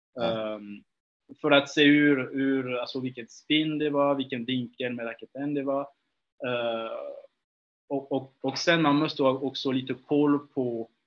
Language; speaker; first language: Swedish; non-native, fluent; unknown